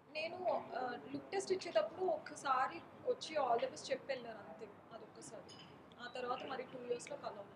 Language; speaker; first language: Telugu; non-native, local second language; Marathi